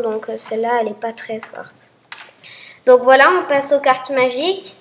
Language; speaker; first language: French; native; French